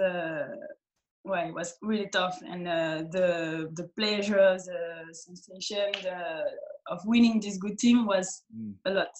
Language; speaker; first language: English; non-native, fluent; French